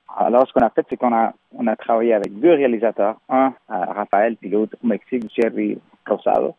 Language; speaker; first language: French; non-native, fluent; Spanish